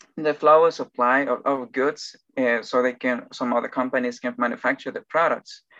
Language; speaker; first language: English; non-native, fluent; Spanish